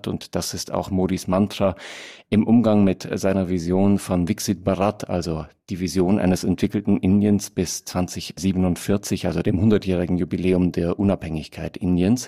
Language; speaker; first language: German; native; German